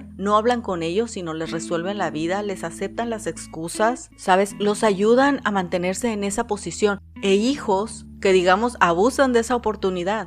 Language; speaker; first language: Spanish; native; Spanish